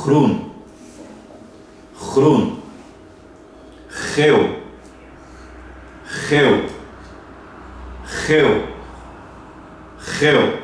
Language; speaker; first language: Dutch; non-native, fluent; Portuguese